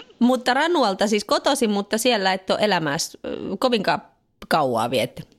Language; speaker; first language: Finnish; native; Finnish